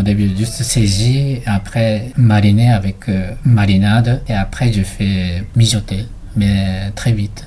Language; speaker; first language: French; non-native, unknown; Japanese